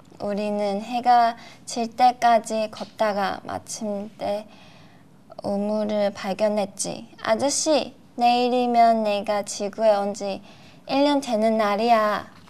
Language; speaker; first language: Korean; non-native, fluent; Chinese